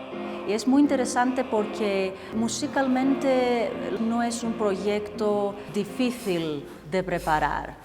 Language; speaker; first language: Spanish; non-native, fluent; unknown